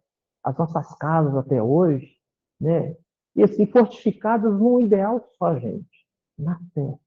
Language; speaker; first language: Portuguese; native; Portuguese